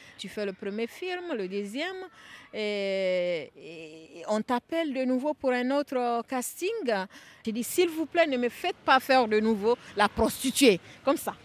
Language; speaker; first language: French; non-native, local second language; Bambara